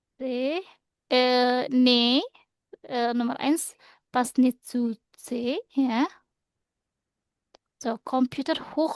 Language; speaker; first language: German; non-native, fluent; Indonesian